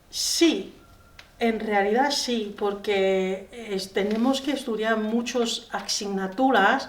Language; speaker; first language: Spanish; non-native, learner; Chinese